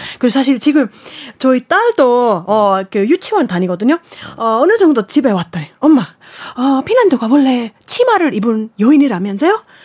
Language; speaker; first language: Korean; non-native, fluent; Finnish